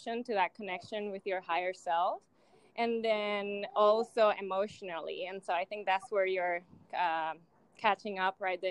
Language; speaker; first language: English; non-native, fluent; Spanish